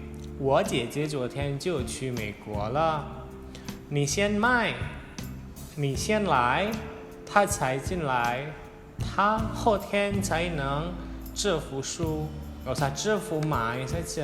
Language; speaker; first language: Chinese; non-native, fluent; Indonesian